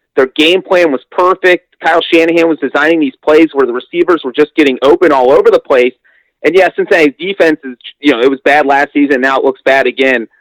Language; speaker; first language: English; native; English